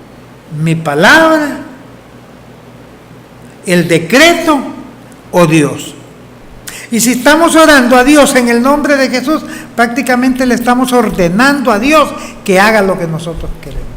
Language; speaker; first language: Spanish; native; Spanish